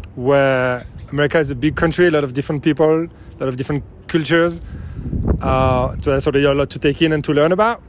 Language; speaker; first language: English; non-native, fluent; French